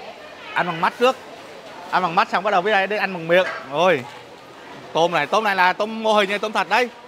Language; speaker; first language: Vietnamese; native; Vietnamese